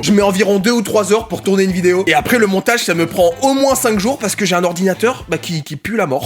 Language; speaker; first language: French; native; French